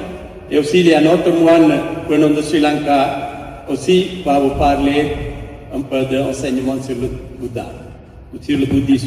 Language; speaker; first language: French; non-native, fluent; Sinhala